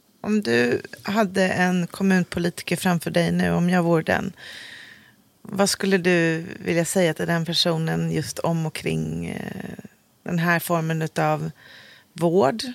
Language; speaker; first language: Swedish; native; Swedish